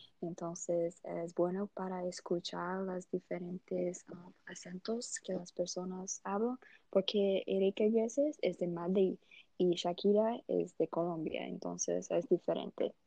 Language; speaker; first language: Spanish; early bilingual, heritage; Portuguese